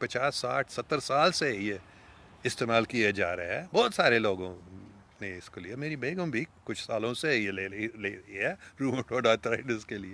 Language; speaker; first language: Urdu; non-native, fluent; English